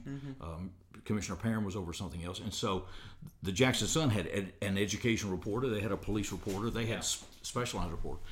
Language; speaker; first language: English; native; English